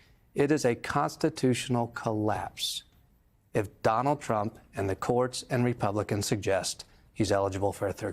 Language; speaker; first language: English; native; English